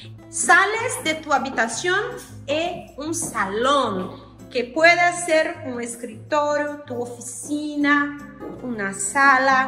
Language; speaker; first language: Spanish; non-native, learner; Portuguese